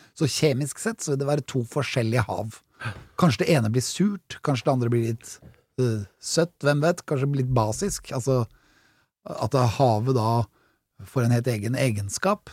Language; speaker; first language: Norwegian; native; Norwegian